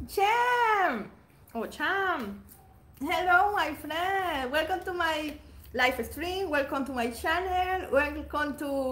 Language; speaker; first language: English; non-native, learner; Spanish